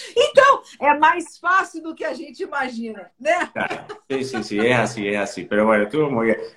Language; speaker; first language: Spanish; native; Spanish